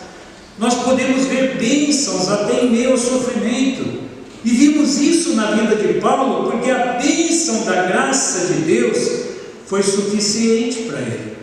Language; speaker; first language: Portuguese; native; Portuguese